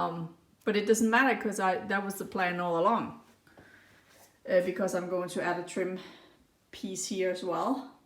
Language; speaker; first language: English; non-native, fluent; Danish